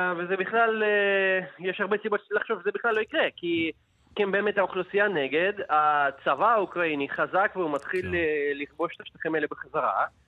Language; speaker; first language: Hebrew; non-native, fluent; Russian